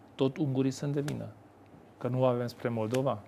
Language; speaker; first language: Romanian; non-native, local second language; Hungarian